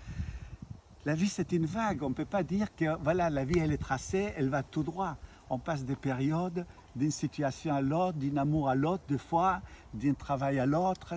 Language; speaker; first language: French; native; French